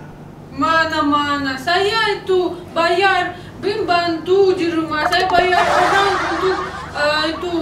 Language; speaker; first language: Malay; non-native, learner; Russian